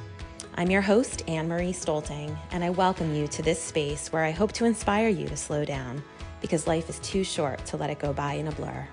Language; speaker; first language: English; native; English